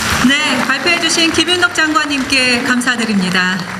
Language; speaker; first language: Korean; native; Korean